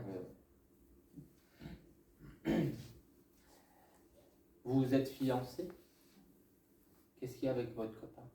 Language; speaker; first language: French; native; French